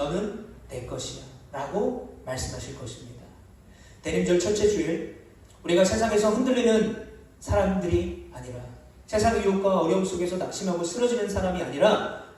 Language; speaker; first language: Korean; native; Korean